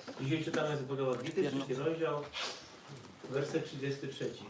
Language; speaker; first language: Polish; native; Polish